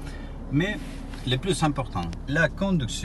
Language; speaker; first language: French; non-native, learner; Spanish